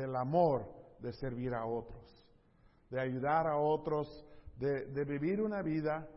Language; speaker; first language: Spanish; early bilingual, heritage; Spanish